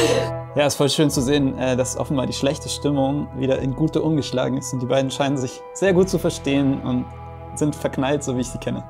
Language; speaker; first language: German; native; German